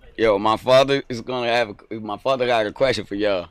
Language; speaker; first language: English; non-native, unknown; Portuguese